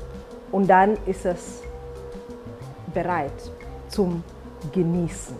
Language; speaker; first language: German; non-native, fluent; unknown